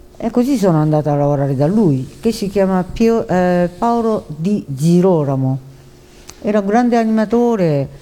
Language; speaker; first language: Italian; non-native, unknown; Japanese